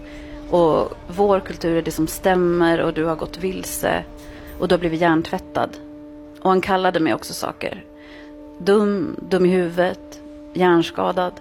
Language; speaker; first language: Swedish; early bilingual, other home language; Arabic